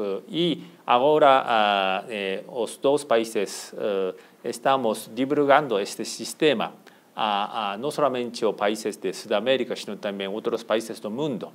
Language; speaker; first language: Portuguese; non-native, fluent; Japanese